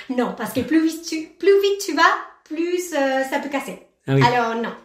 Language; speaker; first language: French; non-native, fluent; Spanish